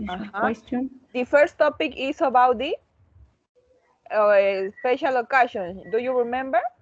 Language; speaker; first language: English; non-native, learner; Spanish